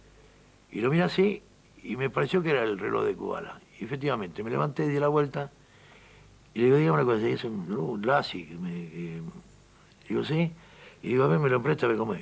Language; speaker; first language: Spanish; native; Spanish